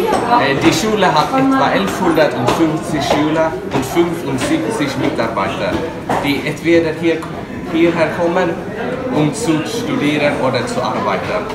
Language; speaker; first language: German; non-native, learner; Swedish